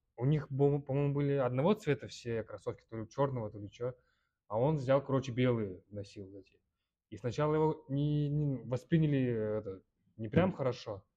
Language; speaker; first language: Russian; early bilingual, other home language; Kyrgyz